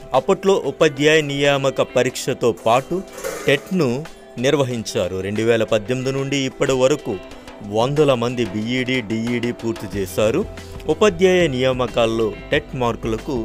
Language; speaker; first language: Telugu; native; Telugu